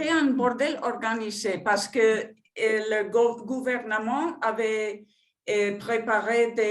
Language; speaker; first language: French; non-native, fluent; Spanish